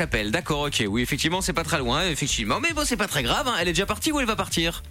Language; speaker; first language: French; native; French